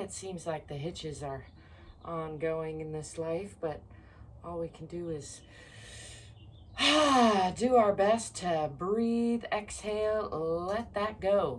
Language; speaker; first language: English; native; English